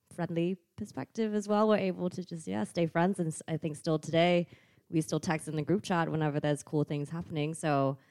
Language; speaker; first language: English; non-native, fluent; Thai